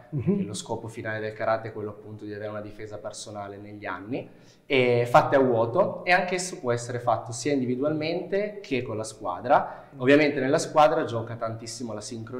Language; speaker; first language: Italian; native; Italian